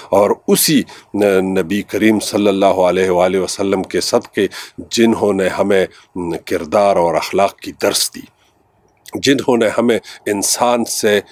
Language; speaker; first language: Urdu; non-native, local second language; Pashto